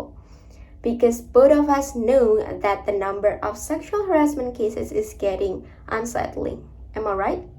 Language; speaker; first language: English; non-native, learner; Indonesian